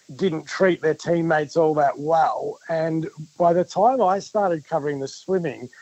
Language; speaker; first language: English; native; English